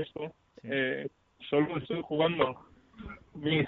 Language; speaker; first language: Spanish; non-native, learner; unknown